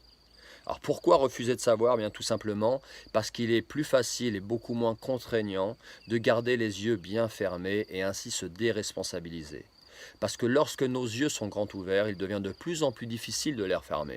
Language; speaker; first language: French; native; French